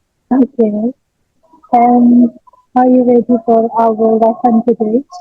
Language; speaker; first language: English; non-native, learner; Indonesian